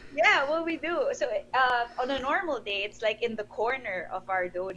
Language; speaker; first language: English; non-native, local second language; Filipino